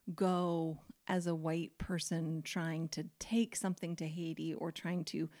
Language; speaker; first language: English; native; English